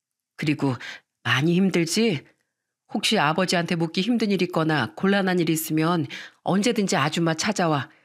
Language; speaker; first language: Korean; native; Korean